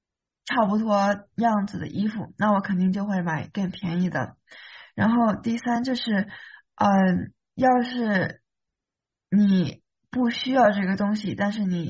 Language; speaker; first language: Chinese; early bilingual, heritage; Chinese